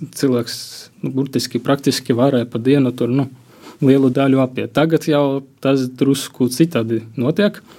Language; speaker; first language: Latvian; non-native, local second language; Russian